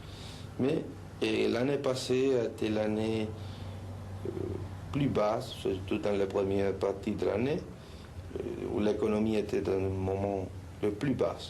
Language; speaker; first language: French; non-native, fluent; Spanish